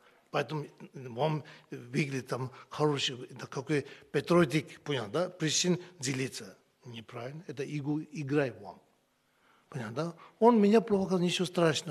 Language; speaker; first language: Russian; non-native, learner; Tibetan